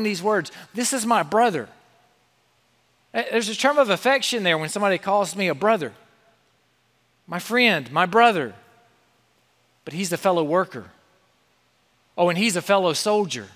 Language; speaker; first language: English; native; English